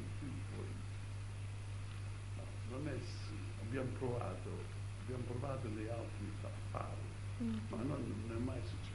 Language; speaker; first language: Italian; early bilingual, heritage; Italian